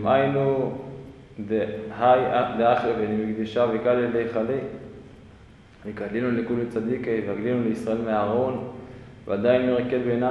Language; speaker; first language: Hebrew; native; Hebrew